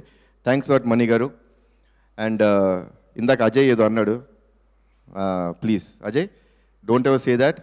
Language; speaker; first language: Telugu; native; Telugu